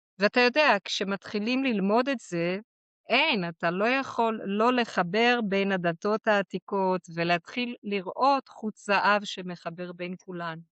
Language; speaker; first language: Hebrew; non-native, fluent; Portuguese